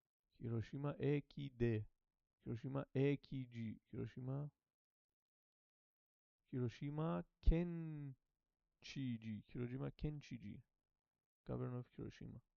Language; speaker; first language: Japanese; non-native, learner; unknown